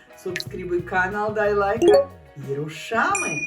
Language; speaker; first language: Polish; non-native, learner; Russian